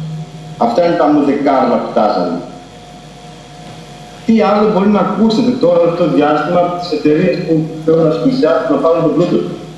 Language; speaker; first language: Greek; native; Greek